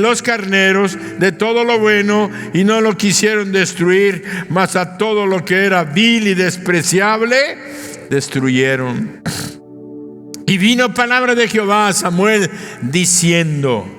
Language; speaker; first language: Spanish; native; Spanish